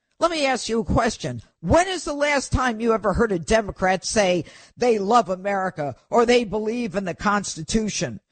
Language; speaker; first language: English; native; English